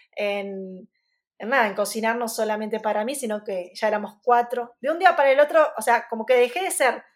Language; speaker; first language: Spanish; native; Spanish